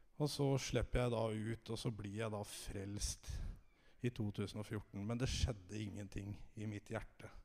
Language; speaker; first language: Norwegian; native; Norwegian